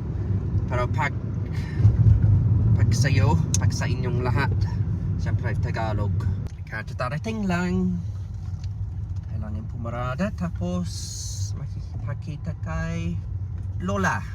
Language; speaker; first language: Filipino; non-native, learner; English